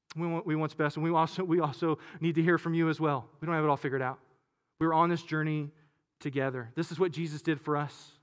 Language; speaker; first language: English; native; English